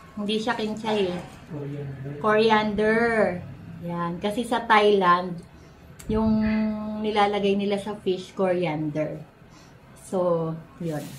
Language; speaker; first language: Filipino; non-native, local second language; Bikol